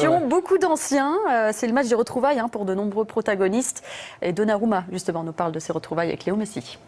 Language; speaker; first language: French; native; French